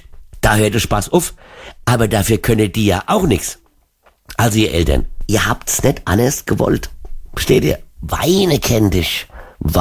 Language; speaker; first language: German; native; German